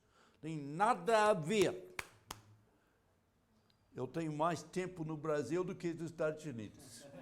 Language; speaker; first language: Portuguese; non-native, fluent; English